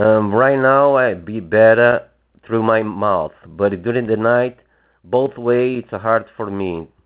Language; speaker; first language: English; non-native, fluent; Portuguese